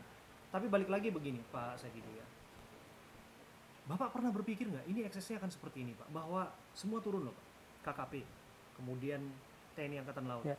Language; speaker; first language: Indonesian; native; Indonesian